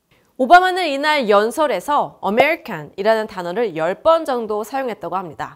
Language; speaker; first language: Korean; native; Korean